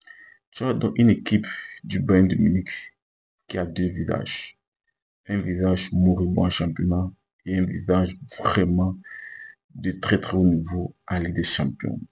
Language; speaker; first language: French; native; French